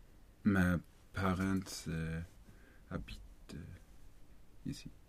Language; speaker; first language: French; non-native, learner; Swedish